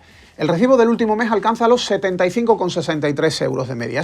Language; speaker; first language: Spanish; native; Spanish